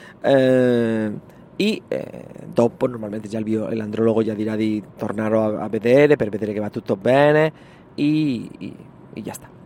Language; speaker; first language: Italian; non-native, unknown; Spanish